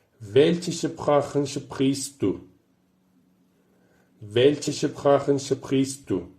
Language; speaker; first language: German; non-native, fluent; Turkish